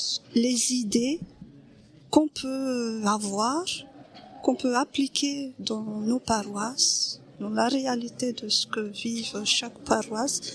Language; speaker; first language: French; non-native, local second language; Malagasy